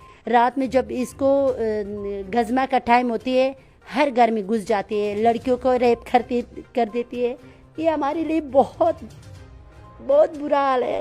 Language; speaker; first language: Hindi; non-native, fluent; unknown